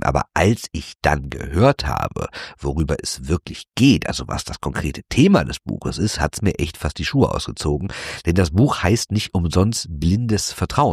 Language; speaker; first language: German; native; German